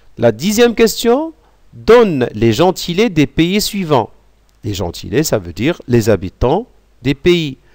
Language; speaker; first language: French; non-native, local second language; Arabic